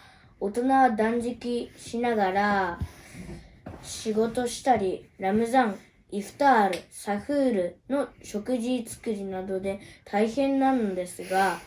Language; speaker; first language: Japanese; early bilingual, other home language; Uyghur